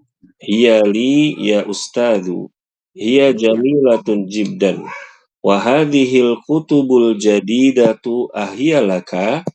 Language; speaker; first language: Arabic; non-native, fluent; Indonesian